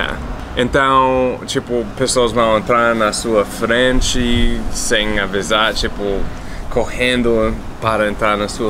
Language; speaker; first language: Portuguese; non-native, fluent; English